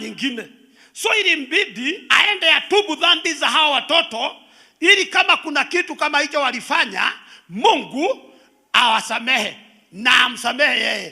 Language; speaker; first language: Swahili; non-native, local second language; Kikuyu